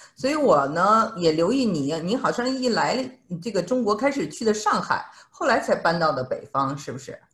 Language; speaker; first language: Chinese; native; Chinese